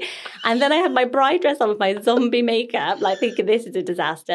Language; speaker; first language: English; native; English